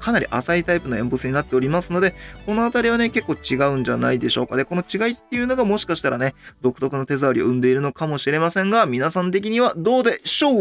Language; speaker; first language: Japanese; native; Japanese